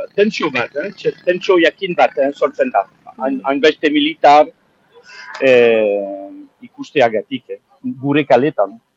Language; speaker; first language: Basque; non-native, local second language; French